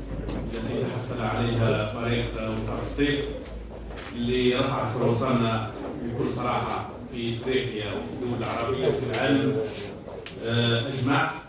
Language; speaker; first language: Arabic; native; Arabic